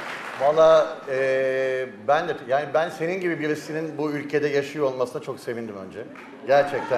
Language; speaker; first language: Turkish; native; Turkish